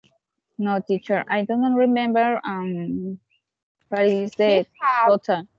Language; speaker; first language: English; non-native, learner; Spanish